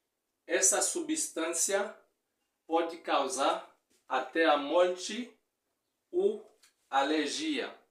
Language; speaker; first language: Portuguese; non-native, fluent; Haitian Creole